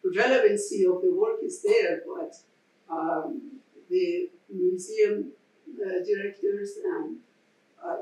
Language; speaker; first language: English; non-native, fluent; Persian